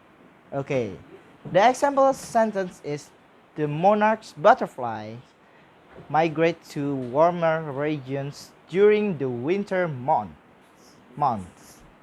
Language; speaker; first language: English; non-native, learner; Indonesian